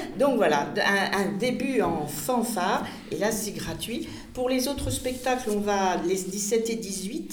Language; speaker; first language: French; native; French